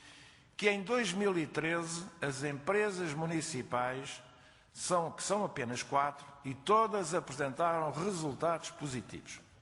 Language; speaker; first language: Portuguese; native; Portuguese